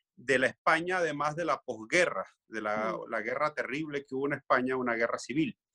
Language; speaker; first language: Spanish; native; Spanish